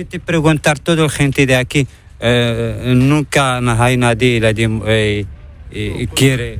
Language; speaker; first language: Spanish; non-native, learner; Arabic